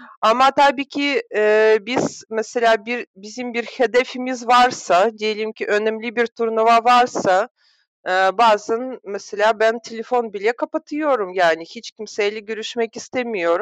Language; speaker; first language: Turkish; non-native, fluent; Russian